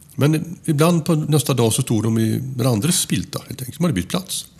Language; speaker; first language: Swedish; native; Swedish